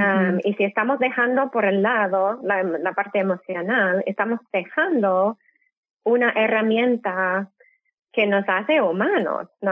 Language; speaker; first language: Spanish; non-native, fluent; English